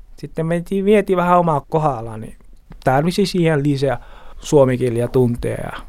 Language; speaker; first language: Finnish; non-native, learner; Portuguese